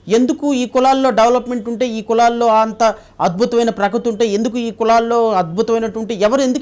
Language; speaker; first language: Telugu; native; Telugu